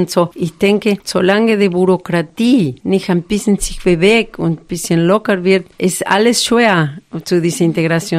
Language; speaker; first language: German; non-native, fluent; Spanish